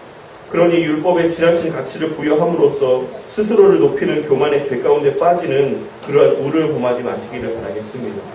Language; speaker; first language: Korean; native; Korean